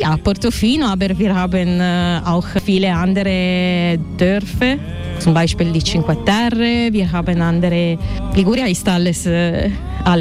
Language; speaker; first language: German; non-native, learner; Italian